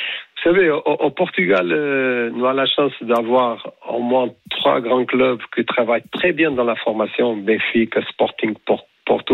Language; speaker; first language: French; non-native, fluent; Portuguese